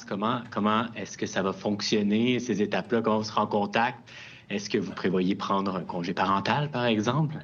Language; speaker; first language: French; native; French